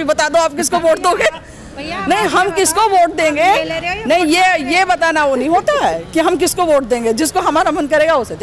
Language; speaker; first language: Hindi; native; Hindi